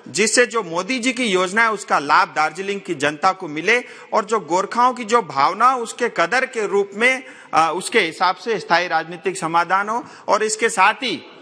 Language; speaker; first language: Hindi; non-native, local second language; Nepali